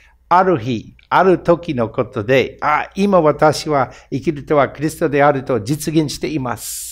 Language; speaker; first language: Japanese; non-native, fluent; English